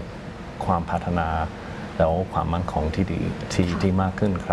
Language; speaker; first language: Thai; non-native, fluent; English